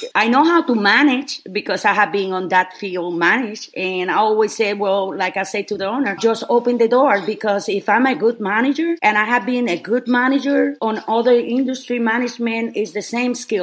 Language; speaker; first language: English; non-native, fluent; Spanish